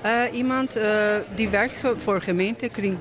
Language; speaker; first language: Dutch; non-native, local second language; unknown